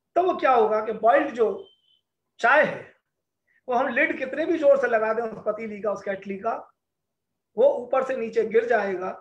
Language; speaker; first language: Hindi; native; Hindi